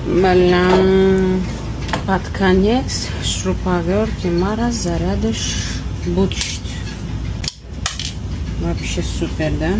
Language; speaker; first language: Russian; non-native, local second language; Tajik